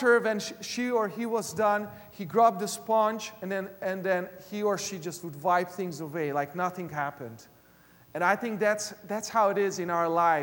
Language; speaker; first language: English; non-native, fluent; Hungarian